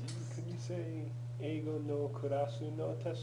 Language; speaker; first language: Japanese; non-native, learner; English